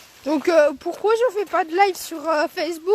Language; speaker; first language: French; native; French